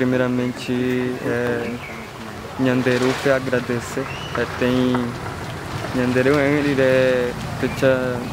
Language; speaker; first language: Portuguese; non-native, local second language; Guarani